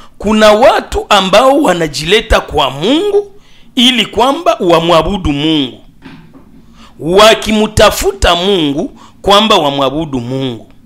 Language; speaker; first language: Swahili; native; Swahili